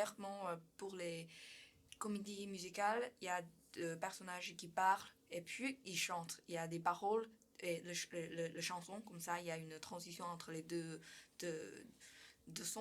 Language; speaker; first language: French; non-native, learner; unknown